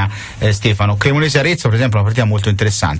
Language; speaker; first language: Italian; native; Italian